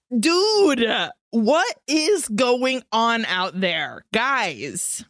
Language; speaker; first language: English; early bilingual, other home language; Spanish